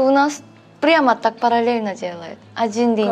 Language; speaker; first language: Russian; non-native, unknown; Korean